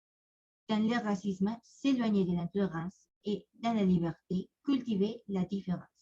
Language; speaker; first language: French; non-native, learner; Spanish